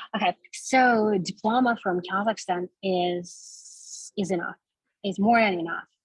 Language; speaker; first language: English; non-native, fluent; Kazakh